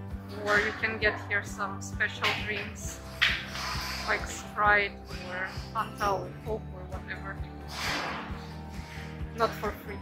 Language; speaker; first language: English; non-native, learner; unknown